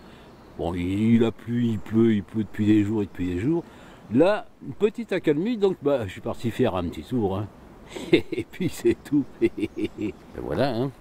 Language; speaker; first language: French; native; French